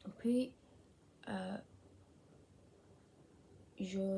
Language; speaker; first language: French; non-native, learner; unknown